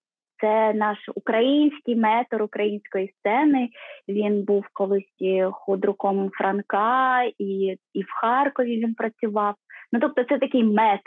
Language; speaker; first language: Ukrainian; native; Ukrainian